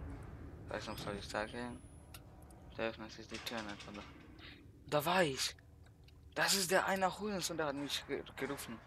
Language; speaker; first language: German; early bilingual, other home language; Polish